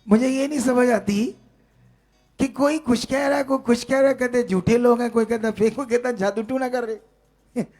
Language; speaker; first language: Hindi; non-native, local second language; Punjabi